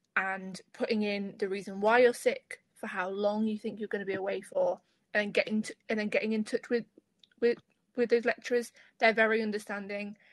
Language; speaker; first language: English; native; English